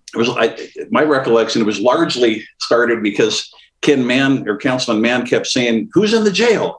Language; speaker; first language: English; native; English